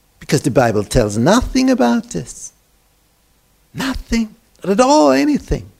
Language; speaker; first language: English; non-native, fluent; German